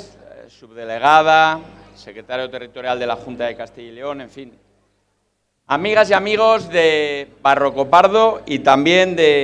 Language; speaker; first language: Spanish; native; Spanish